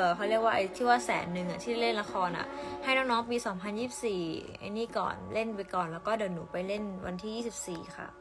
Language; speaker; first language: Thai; native; Thai